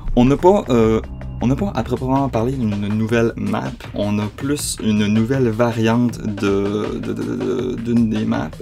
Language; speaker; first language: French; native; French